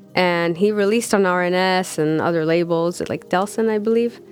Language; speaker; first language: English; non-native, fluent; Hebrew